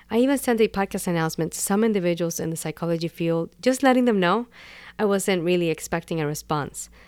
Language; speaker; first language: English; non-native, fluent; Spanish